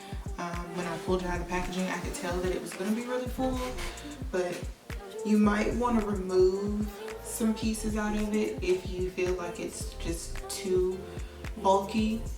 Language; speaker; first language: English; native; English